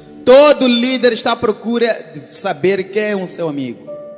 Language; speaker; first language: Portuguese; native; Portuguese